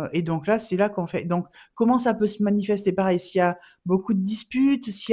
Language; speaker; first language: French; native; French